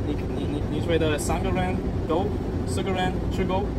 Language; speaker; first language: Chinese; non-native, learner; English